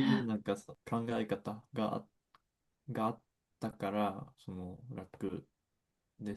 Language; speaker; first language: Japanese; non-native, fluent; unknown